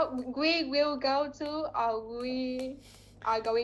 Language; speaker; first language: English; non-native, fluent; Vietnamese